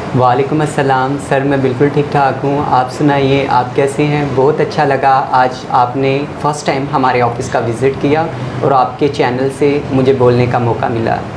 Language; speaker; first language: Hindi; non-native, local second language; Punjabi